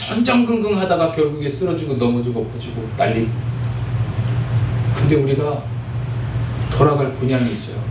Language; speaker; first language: Korean; native; Korean